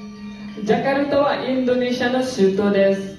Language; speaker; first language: Japanese; non-native, learner; Indonesian